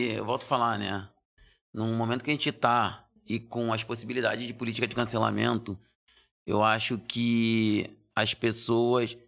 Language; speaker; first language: Portuguese; native; Portuguese